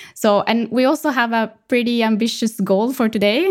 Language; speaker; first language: English; non-native, fluent; Italian